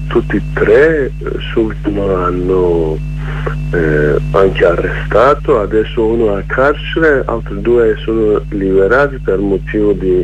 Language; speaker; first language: Italian; non-native, learner; Kurdish